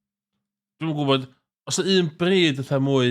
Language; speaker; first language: Welsh; native; Welsh